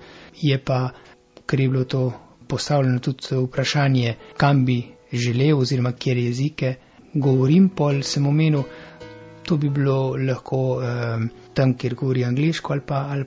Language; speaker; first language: Slovenian; early bilingual, heritage; Slovenian